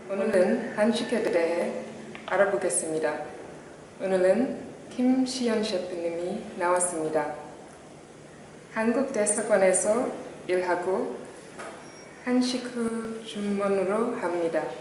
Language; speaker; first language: Korean; non-native, learner; English